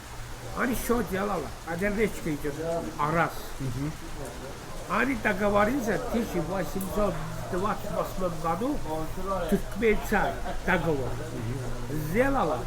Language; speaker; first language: Russian; non-native, learner; Azerbaijani